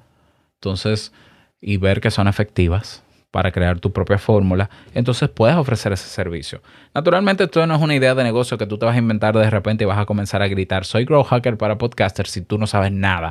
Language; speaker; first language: Spanish; native; Spanish